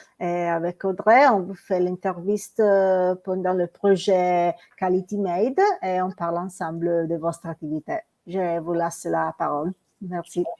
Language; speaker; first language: French; non-native, learner; Italian